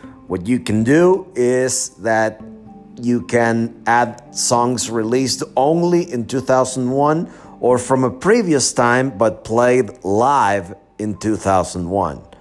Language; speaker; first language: English; non-native, fluent; Spanish